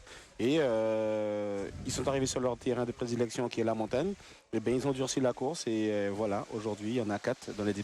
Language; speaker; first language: French; native; French